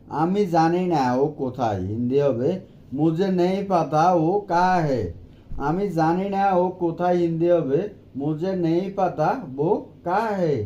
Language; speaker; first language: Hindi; non-native, learner; Bangla